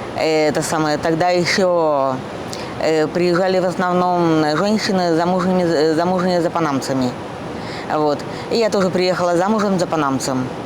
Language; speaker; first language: Russian; native; Russian